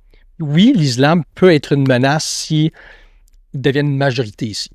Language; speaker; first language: French; native; French